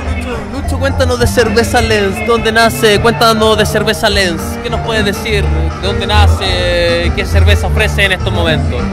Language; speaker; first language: Spanish; native; Spanish